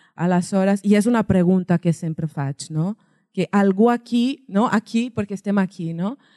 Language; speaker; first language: Catalan; non-native, fluent; Portuguese